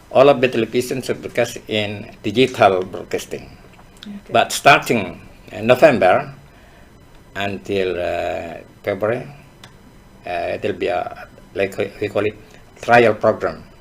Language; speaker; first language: English; non-native, fluent; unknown